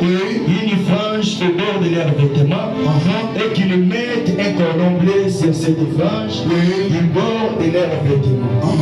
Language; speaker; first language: French; non-native, local second language; Lingala